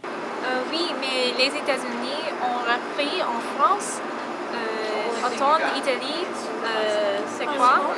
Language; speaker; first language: French; non-native, learner; English